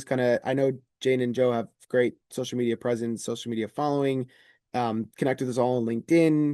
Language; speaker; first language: English; native; English